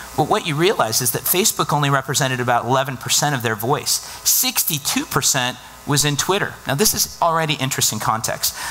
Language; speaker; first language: English; native; English